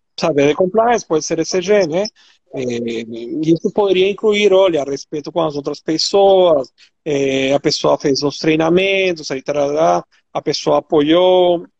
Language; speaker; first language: Portuguese; non-native, fluent; Spanish